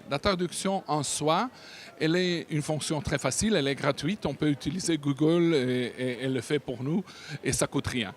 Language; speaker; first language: French; non-native, fluent; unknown